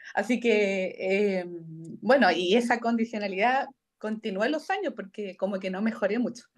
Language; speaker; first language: Spanish; native; Spanish